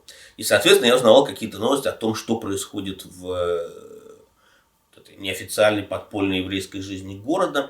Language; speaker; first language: Russian; native; Russian